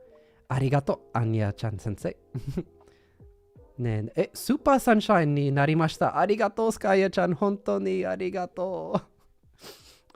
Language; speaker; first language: Japanese; non-native, learner; English